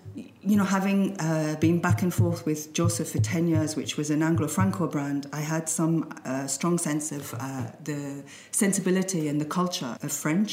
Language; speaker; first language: English; native; English